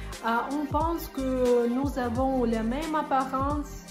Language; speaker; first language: French; non-native, fluent; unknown